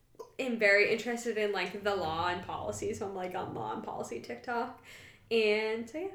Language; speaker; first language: English; native; English